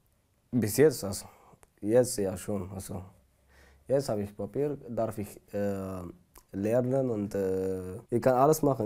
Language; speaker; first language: German; non-native, learner; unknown